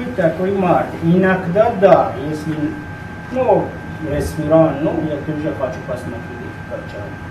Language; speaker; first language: Russian; non-native, learner; Persian